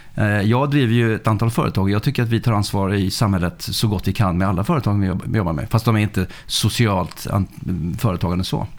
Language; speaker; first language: Swedish; early bilingual, other home language; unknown